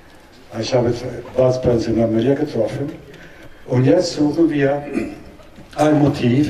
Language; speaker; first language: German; non-native, learner; Italian